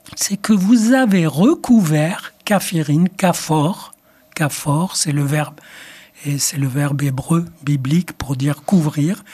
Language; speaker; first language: French; non-native, local second language; Arabic